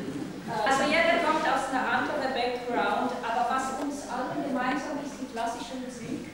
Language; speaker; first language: German; non-native, fluent; Hebrew